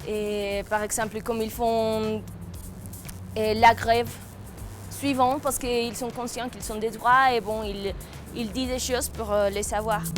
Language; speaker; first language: French; non-native, fluent; Spanish